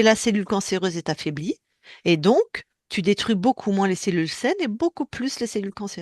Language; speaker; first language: French; native; French